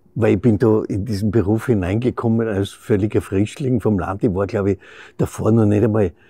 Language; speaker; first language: German; native; German